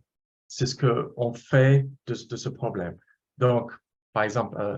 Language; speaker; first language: French; non-native, fluent; English